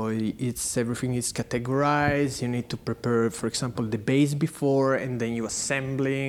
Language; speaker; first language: English; non-native, learner; Italian